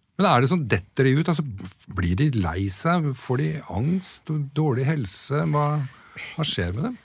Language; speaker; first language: Norwegian; native; Norwegian